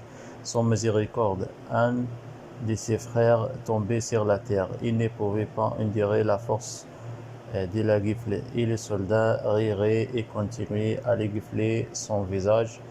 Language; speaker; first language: French; non-native, learner; Arabic